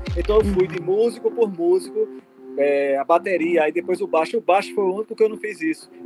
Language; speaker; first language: Portuguese; native; Portuguese